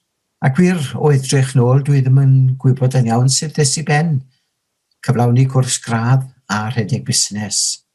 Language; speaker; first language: Welsh; native; Welsh